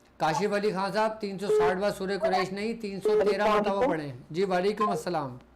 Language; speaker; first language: Urdu; native; Urdu